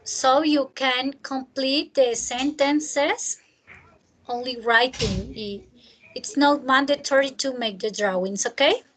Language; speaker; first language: English; non-native, fluent; Spanish